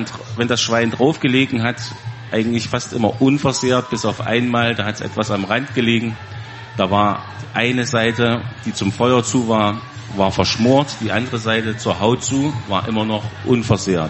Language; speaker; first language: German; native; German